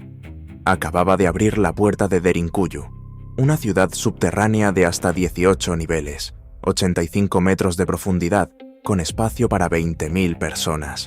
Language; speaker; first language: Spanish; native; Spanish